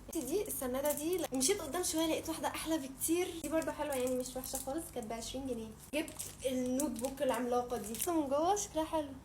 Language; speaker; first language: Arabic; native; Arabic